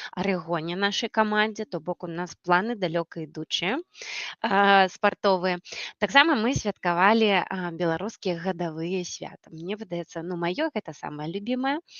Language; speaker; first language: Belarusian; non-native, local second language; Russian